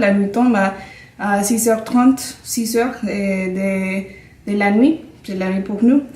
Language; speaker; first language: French; non-native, fluent; Spanish